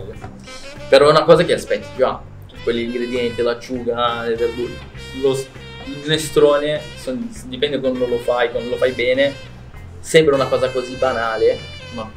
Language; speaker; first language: Italian; non-native, fluent; Portuguese